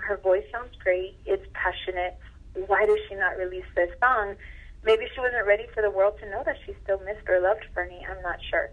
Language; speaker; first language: English; early bilingual, other home language; Spanish